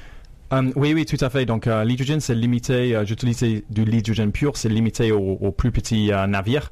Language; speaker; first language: French; non-native, fluent; English